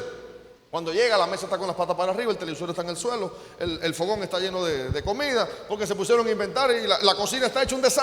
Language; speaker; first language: Spanish; native; Spanish